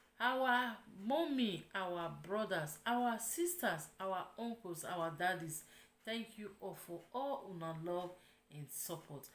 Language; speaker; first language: Nigerian Pidgin; non-native, local second language; Yoruba